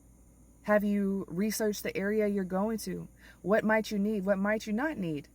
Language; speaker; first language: English; native; English